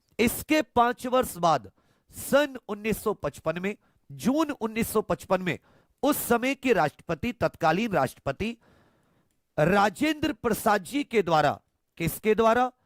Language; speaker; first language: Hindi; native; Hindi